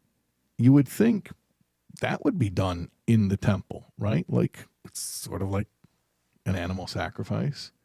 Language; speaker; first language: English; native; English